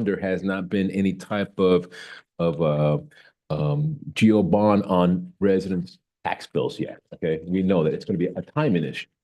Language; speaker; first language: English; native; English